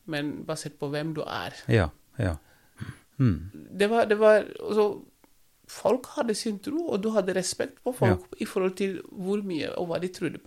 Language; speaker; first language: Norwegian; non-native, fluent; Wolof